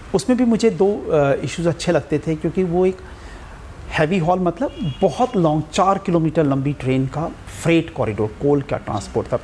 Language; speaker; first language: Hindi; native; Hindi